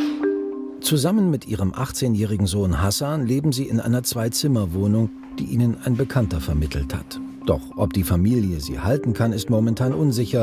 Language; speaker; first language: German; native; German